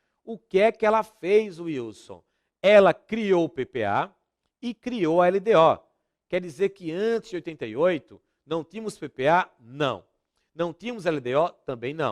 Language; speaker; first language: Portuguese; native; Portuguese